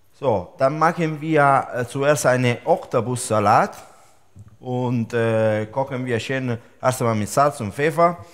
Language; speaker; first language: German; non-native, learner; Italian